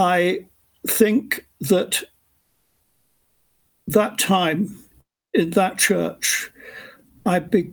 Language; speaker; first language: English; native; English